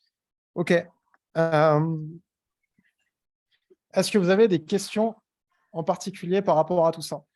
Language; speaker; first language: French; native; French